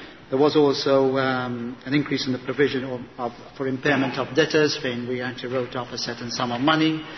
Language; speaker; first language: English; non-native, local second language; Maltese